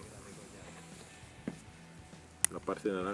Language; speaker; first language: Spanish; non-native, fluent; Dutch